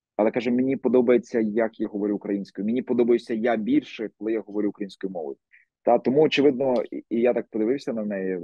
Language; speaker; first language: Ukrainian; native; Ukrainian